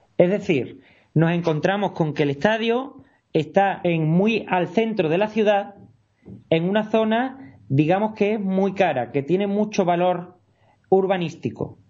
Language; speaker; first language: Spanish; native; Spanish